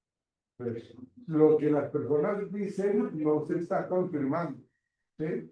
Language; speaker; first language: Spanish; native; Spanish